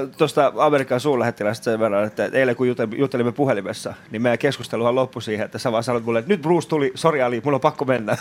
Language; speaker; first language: Finnish; native; Finnish